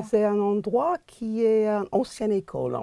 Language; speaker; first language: French; non-native, fluent; English